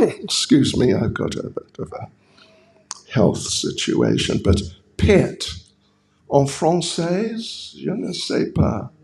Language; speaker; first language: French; non-native, learner; English